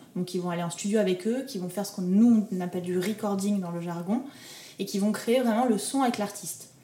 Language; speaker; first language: French; native; French